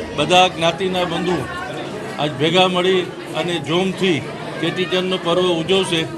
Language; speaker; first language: Gujarati; non-native, local second language; Sindhi